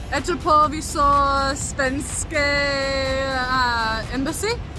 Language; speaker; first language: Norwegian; non-native, learner; English